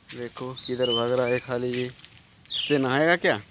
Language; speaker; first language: Hindi; non-native, local second language; Odia